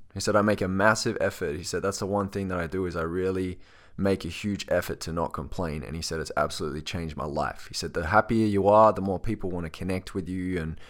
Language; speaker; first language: English; native; English